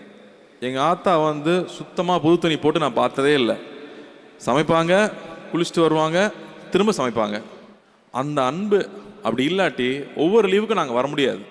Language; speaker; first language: Tamil; native; Tamil